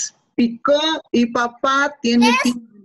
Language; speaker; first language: Spanish; native; Spanish